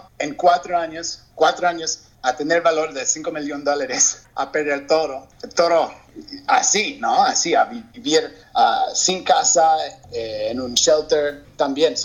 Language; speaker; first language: Spanish; non-native, learner; English